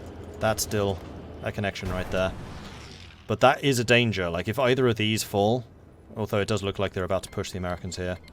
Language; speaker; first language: English; native; English